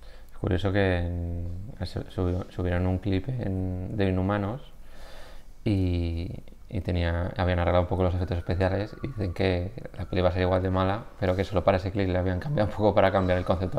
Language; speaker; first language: Spanish; native; Spanish